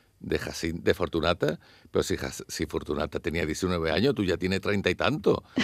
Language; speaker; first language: Spanish; native; Spanish